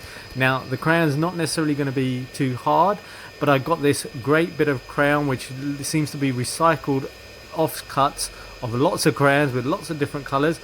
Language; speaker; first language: English; native; English